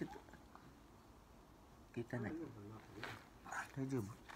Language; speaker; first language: Japanese; non-native, learner; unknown